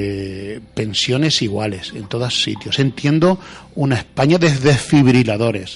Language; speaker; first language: Spanish; native; Spanish